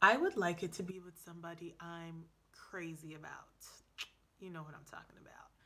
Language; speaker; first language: English; native; English